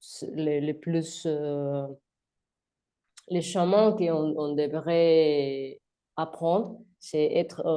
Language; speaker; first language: French; non-native, learner; Spanish